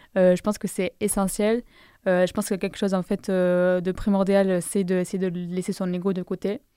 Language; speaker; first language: French; non-native, fluent; Spanish